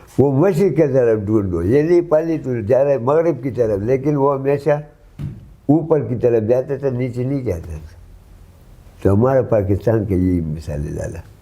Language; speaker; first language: Urdu; non-native, local second language; Pashto